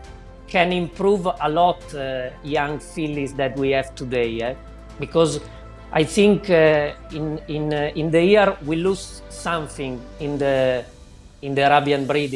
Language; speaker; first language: English; non-native, learner; Italian